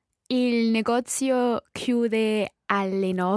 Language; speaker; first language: Italian; non-native, learner; English